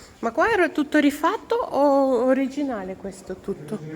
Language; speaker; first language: Italian; non-native, learner; Ukrainian